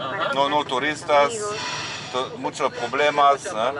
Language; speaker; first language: Spanish; non-native, learner; German